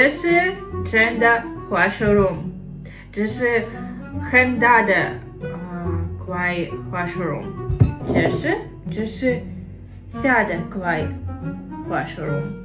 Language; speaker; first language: Chinese; non-native, learner; Russian